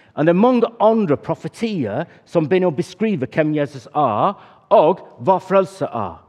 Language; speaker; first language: Norwegian; non-native, fluent; English